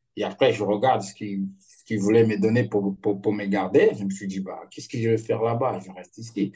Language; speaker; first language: French; non-native, fluent; Portuguese